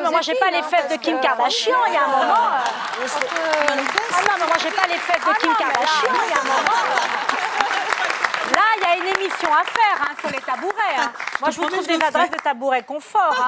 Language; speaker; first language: French; native; French